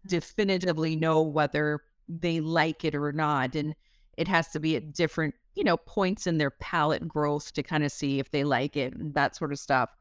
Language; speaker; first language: English; native; English